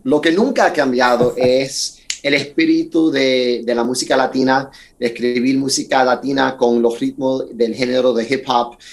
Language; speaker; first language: Spanish; early bilingual, heritage; Spanish